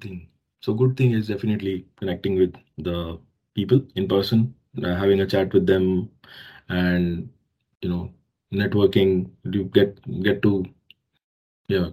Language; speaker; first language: English; non-native, local second language; Hindi